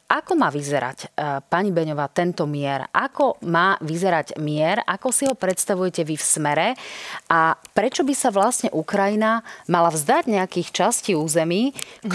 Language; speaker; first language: Slovak; native; Slovak